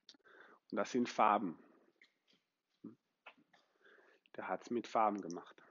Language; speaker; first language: German; non-native, fluent; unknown